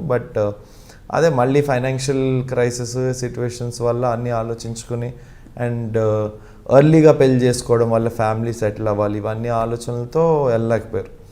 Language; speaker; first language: Telugu; non-native, local second language; Malayalam